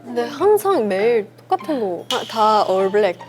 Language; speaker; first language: Korean; early bilingual, heritage; English